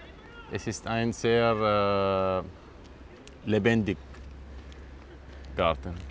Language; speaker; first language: German; non-native, learner; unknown